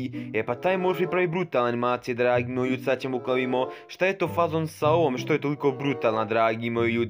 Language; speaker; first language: Serbian; native; Serbian